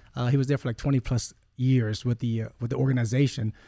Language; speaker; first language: English; early bilingual, other home language; Vietnamese